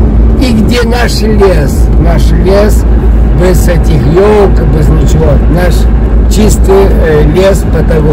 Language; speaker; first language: Russian; early bilingual, heritage; Spanish